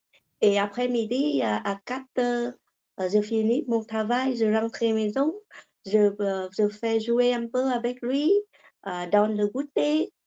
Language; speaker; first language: French; non-native, learner; Vietnamese